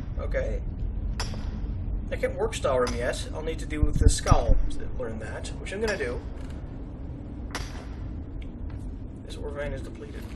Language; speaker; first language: English; native; English